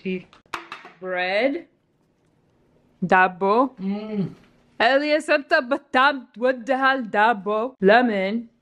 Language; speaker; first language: Amharic; non-native, learner; Arabic